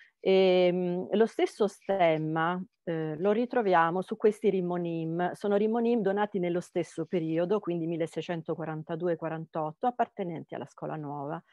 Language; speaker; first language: Italian; native; Italian